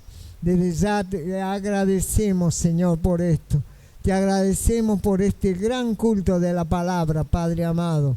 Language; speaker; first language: Spanish; native; Spanish